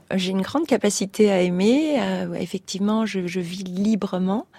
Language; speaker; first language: French; native; French